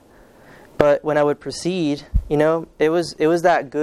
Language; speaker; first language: English; early bilingual, other home language; Spanish